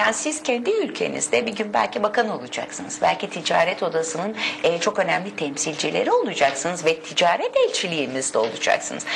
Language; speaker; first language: Turkish; native; Turkish